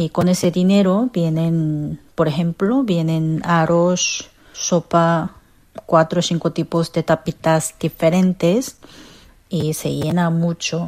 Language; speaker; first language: Spanish; non-native, learner; Korean